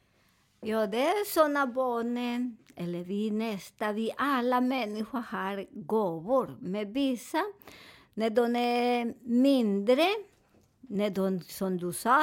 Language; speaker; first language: Swedish; non-native, fluent; Spanish